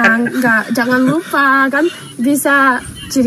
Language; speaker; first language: Indonesian; non-native, fluent; Russian